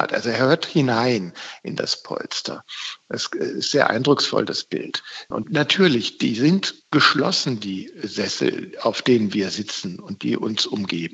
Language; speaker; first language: German; native; German